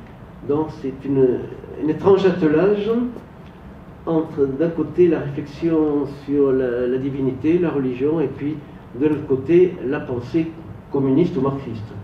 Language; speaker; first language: French; native; French